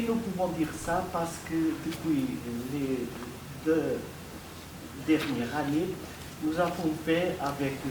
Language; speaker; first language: French; non-native, fluent; Portuguese